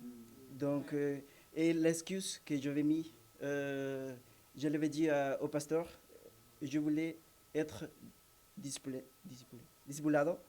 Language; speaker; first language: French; non-native, learner; Spanish